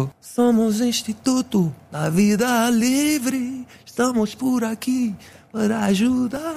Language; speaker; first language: Portuguese; native; Portuguese